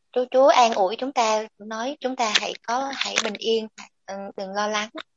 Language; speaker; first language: Vietnamese; native; Vietnamese